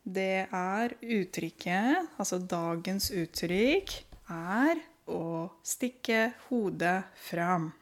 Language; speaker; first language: Norwegian; non-native, fluent; Romanian